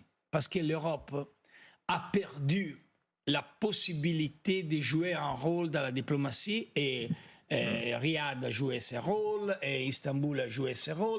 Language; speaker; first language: French; non-native, fluent; Italian